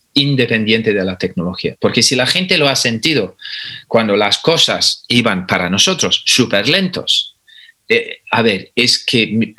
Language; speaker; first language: Spanish; non-native, fluent; English